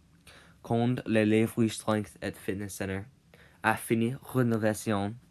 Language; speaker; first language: French; non-native, learner; English